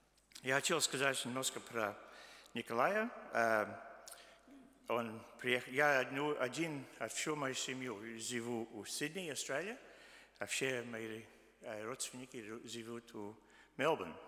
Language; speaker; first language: Russian; early bilingual, heritage; Russian